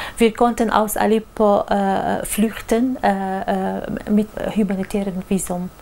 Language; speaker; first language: German; non-native, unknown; Arabic